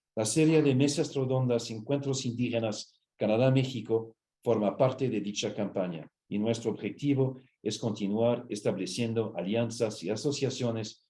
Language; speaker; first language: Spanish; non-native, fluent; English